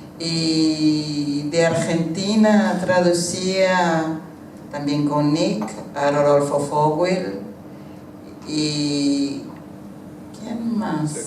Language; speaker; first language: Spanish; non-native, fluent; English